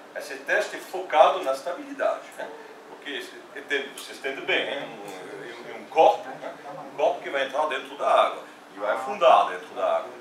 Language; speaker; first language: Portuguese; non-native, fluent; French